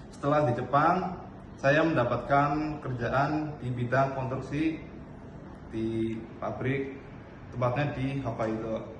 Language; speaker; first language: Indonesian; native; Indonesian